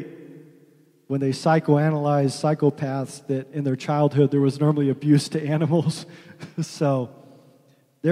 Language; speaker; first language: English; native; English